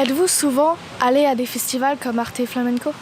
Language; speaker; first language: French; native; French